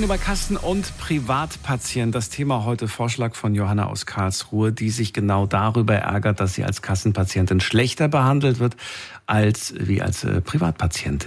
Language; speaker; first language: German; native; German